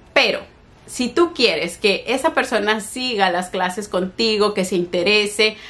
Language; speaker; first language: Spanish; native; Spanish